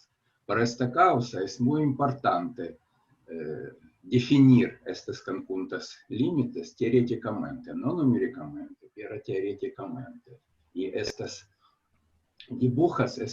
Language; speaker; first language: Spanish; non-native, fluent; Russian